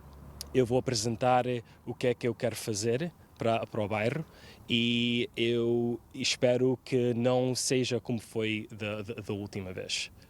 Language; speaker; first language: Portuguese; early bilingual, heritage; Portuguese